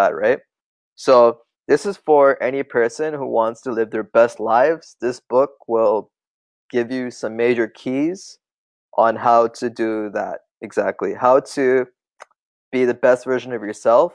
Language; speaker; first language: English; non-native, fluent; Tamil